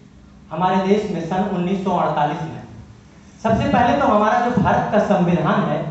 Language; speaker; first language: Hindi; native; Hindi